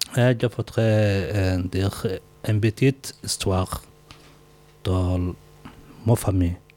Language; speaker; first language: French; non-native, learner; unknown